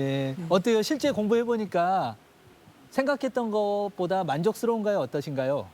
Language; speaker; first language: Korean; native; Korean